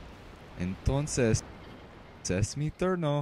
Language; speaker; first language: Spanish; non-native, learner; English